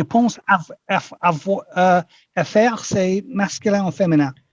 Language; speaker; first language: French; non-native, fluent; English